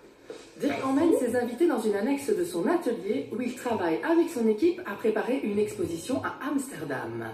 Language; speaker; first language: French; native; French